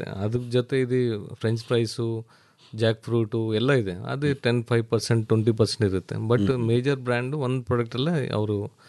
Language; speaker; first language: Kannada; non-native, learner; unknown